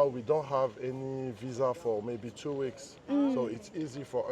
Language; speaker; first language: English; non-native, learner; French